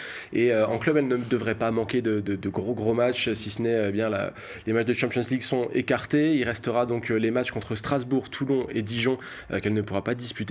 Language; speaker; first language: French; native; French